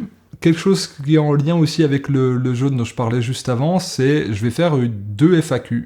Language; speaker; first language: French; native; French